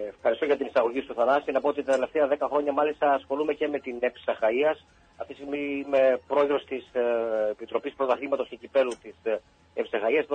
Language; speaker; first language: Greek; early bilingual, heritage; Greek